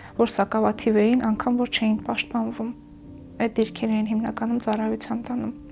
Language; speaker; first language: Armenian; native; Armenian